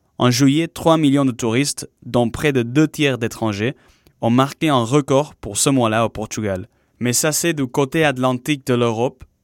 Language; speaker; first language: French; non-native, fluent; Spanish